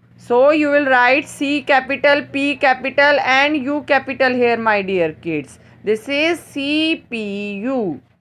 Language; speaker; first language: English; non-native, local second language; Hindi